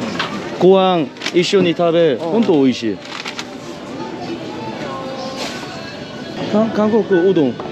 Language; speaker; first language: Japanese; non-native, learner; Korean